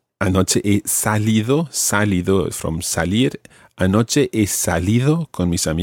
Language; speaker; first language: Spanish; non-native, fluent; English